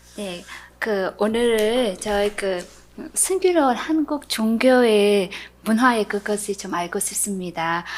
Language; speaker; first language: Korean; non-native, learner; Vietnamese